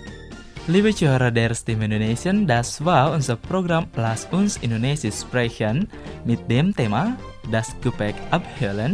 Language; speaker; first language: German; non-native, fluent; Indonesian